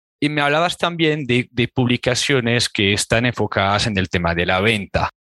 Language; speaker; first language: Spanish; native; Spanish